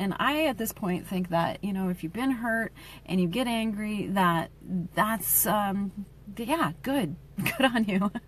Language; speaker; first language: English; native; English